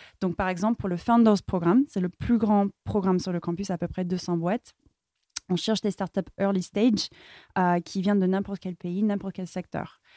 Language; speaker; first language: French; non-native, fluent; English